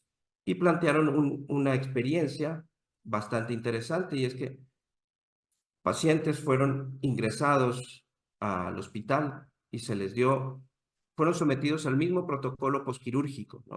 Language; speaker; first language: Spanish; native; Spanish